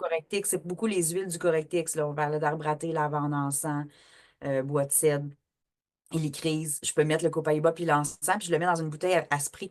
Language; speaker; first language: French; native; French